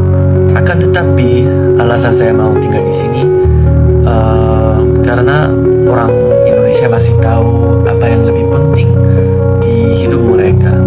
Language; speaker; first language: Indonesian; non-native, learner; Korean